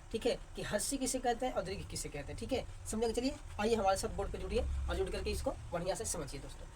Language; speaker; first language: Hindi; native; Hindi